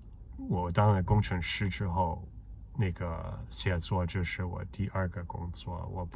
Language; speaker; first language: Chinese; non-native, fluent; English